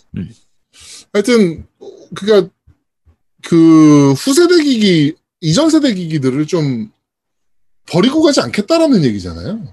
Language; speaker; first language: Korean; native; Korean